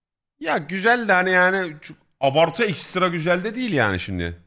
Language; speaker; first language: Turkish; native; Turkish